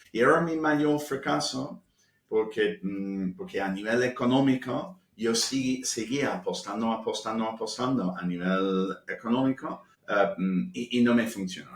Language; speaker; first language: Spanish; non-native, fluent; English